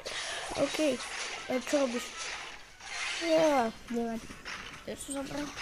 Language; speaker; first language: Polish; non-native, learner; Slovak